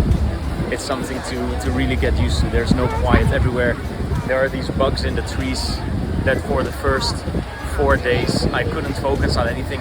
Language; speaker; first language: English; non-native, fluent; Dutch